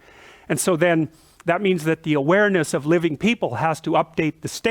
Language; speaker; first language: English; native; English